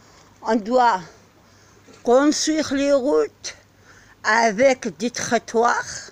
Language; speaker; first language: French; non-native, learner; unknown